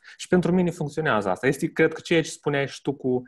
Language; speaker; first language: Romanian; native; Romanian